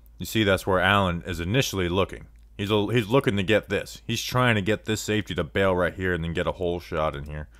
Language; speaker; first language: English; native; English